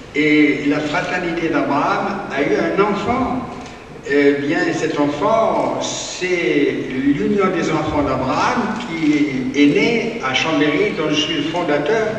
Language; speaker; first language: French; native; French